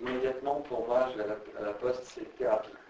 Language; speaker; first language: French; native; French